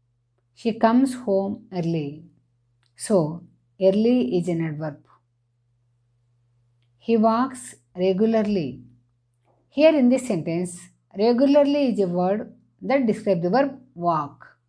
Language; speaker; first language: English; non-native, fluent; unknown